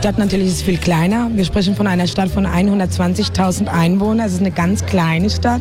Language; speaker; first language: German; non-native, fluent; Spanish